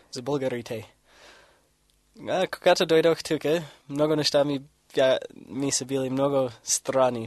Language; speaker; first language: Bulgarian; non-native, fluent; English